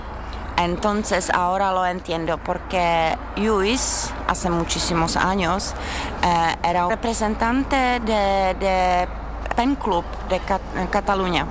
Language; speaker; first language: Spanish; non-native, fluent; Czech